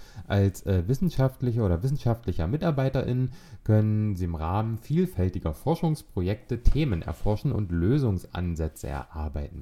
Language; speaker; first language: German; native; German